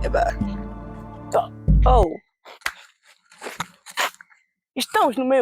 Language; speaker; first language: Portuguese; non-native, fluent; French